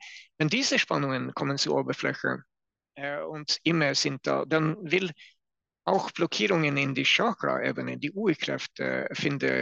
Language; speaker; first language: German; non-native, learner; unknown